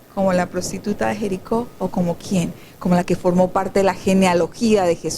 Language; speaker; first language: Spanish; native; Spanish